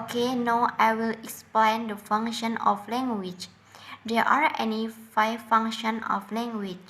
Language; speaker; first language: English; non-native, learner; Indonesian